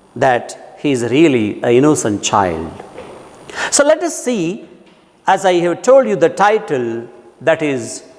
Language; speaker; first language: English; non-native, local second language; Marathi